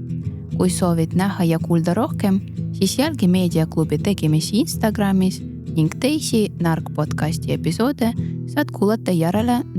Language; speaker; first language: Estonian; non-native, local second language; Russian